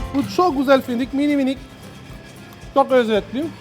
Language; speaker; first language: Turkish; non-native, learner; Italian